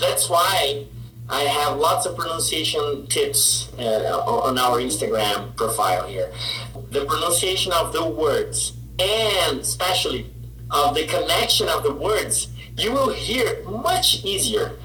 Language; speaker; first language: English; non-native, fluent; Portuguese